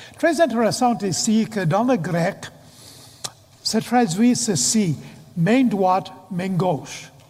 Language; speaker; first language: French; non-native, fluent; English